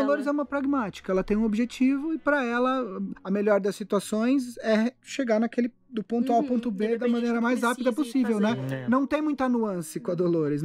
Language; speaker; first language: Portuguese; native; Portuguese